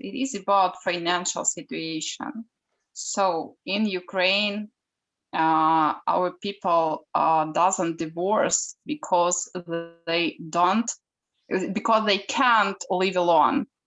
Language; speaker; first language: English; non-native, learner; Ukrainian